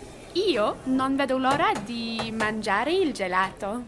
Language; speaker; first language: Italian; non-native, learner; English